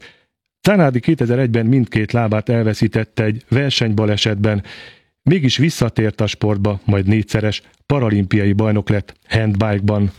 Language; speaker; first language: Hungarian; native; Hungarian